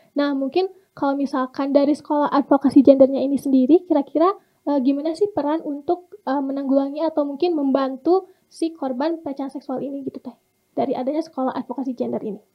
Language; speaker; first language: Indonesian; native; Indonesian